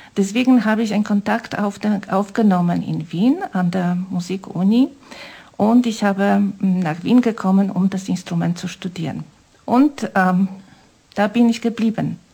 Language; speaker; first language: German; non-native, fluent; Polish